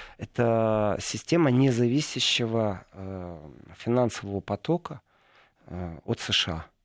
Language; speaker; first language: Russian; native; Russian